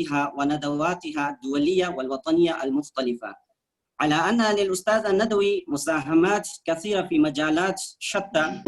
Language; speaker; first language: Arabic; non-native, fluent; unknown